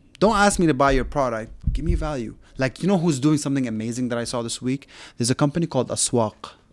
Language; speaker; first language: English; non-native, fluent; Arabic